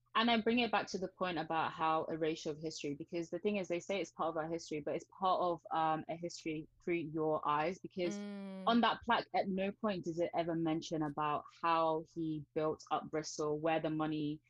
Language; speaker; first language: English; native; English